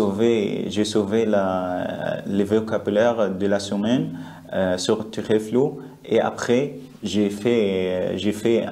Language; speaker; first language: French; non-native, learner; English